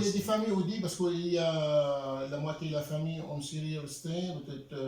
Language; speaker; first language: French; non-native, learner; Arabic